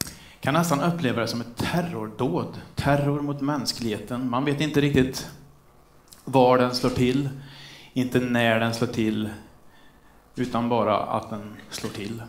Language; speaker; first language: Swedish; native; Swedish